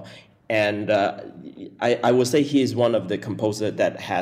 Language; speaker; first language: English; non-native, local second language; Chinese